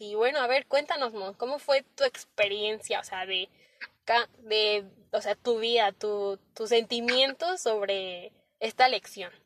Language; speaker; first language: Spanish; native; Spanish